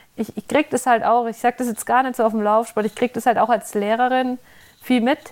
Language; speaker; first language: German; native; German